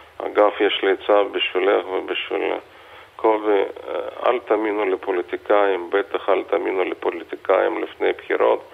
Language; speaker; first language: Hebrew; non-native, fluent; Russian